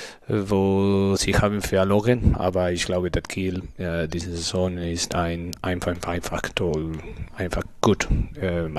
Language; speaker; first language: German; non-native, learner; Spanish